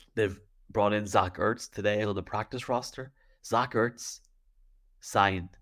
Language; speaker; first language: English; native; English